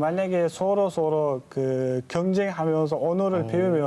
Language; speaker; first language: Korean; non-native, fluent; Uzbek